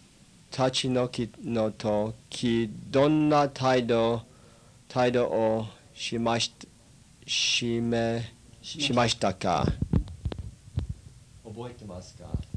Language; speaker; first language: Japanese; early bilingual, heritage; English